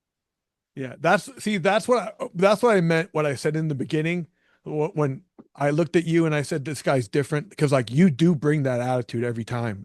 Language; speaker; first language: English; native; English